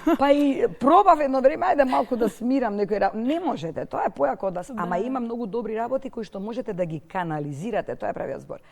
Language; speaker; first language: Macedonian; non-native, local second language; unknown